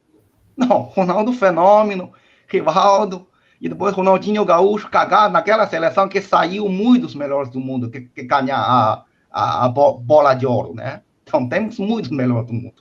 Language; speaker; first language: Portuguese; non-native, fluent; Chinese